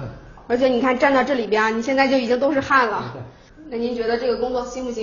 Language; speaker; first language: Chinese; native; Chinese